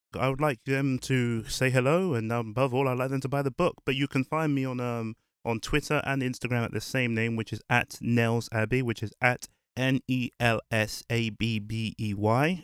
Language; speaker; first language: English; early bilingual, other home language; Yoruba